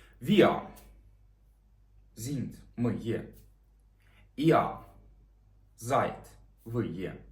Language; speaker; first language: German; non-native, fluent; Ukrainian